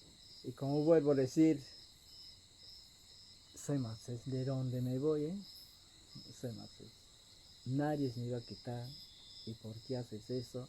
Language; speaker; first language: Spanish; non-native, local second language; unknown